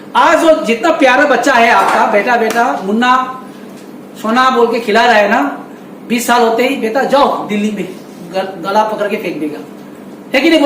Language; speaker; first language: Hindi; non-native, local second language; Bangla